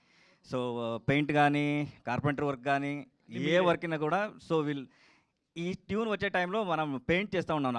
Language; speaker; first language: Telugu; non-native, learner; Kannada